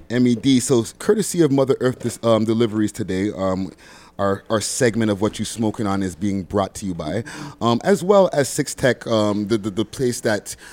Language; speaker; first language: English; native; English